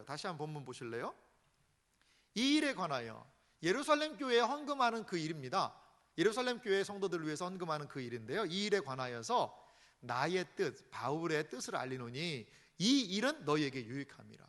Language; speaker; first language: Korean; native; Korean